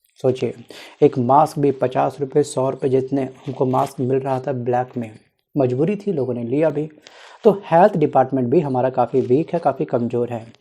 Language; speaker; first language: Hindi; native; Hindi